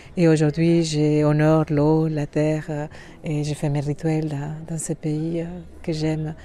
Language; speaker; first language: French; non-native, fluent; Spanish